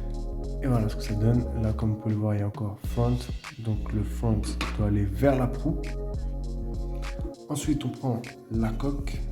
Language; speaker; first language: French; native; French